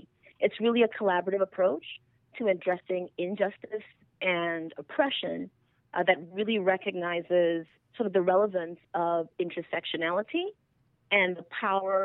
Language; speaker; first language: English; native; English